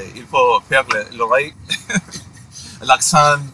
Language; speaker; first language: French; non-native, fluent; Spanish